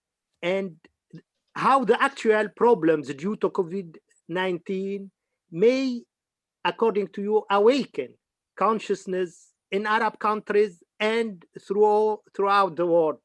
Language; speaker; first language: English; non-native, fluent; Arabic